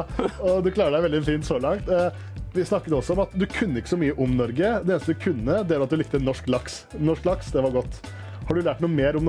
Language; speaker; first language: Norwegian; native; Norwegian